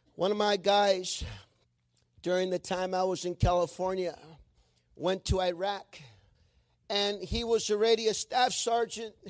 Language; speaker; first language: English; non-native, fluent; Spanish